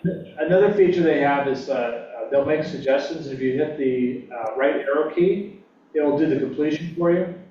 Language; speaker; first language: English; native; English